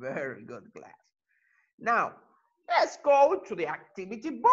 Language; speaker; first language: English; non-native, fluent; Spanish